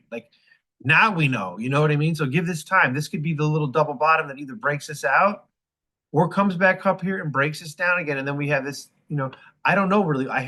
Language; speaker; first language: English; native; English